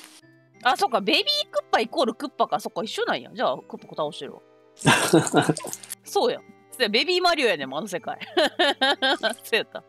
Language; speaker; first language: Japanese; native; Japanese